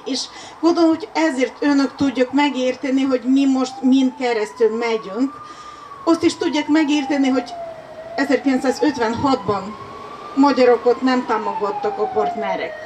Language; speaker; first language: Hungarian; non-native, fluent; Ukrainian